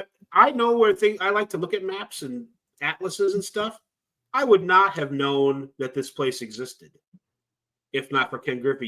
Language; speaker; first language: English; native; English